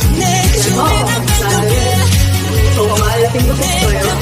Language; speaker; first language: Korean; non-native, learner; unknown